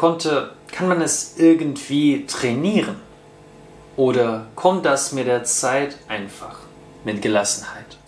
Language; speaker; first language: German; non-native, fluent; Russian